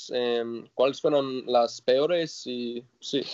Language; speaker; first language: Spanish; non-native, fluent; English